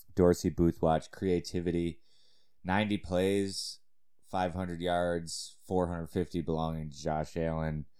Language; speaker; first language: English; native; English